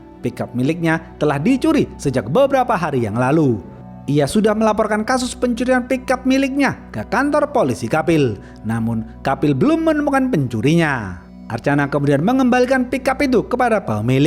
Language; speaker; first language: Indonesian; native; Indonesian